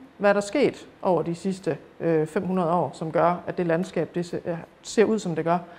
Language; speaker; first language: Danish; native; Danish